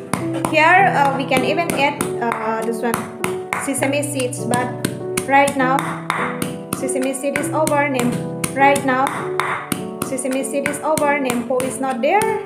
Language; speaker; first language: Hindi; non-native, local second language; Karbi